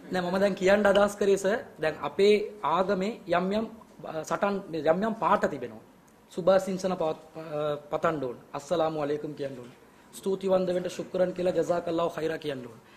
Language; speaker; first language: Sinhala; non-native, local second language; Tamil